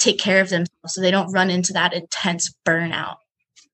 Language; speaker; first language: English; native; English